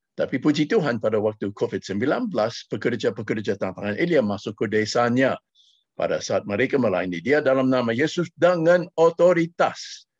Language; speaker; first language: Malay; non-native, fluent; English